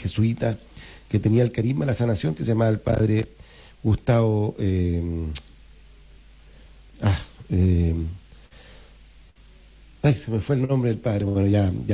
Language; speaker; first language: Spanish; native; Spanish